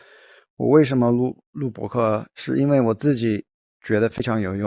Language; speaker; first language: Chinese; non-native, fluent; English